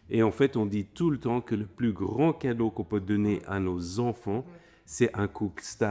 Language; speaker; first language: French; native; French